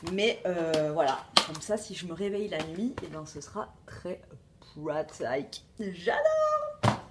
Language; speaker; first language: French; native; French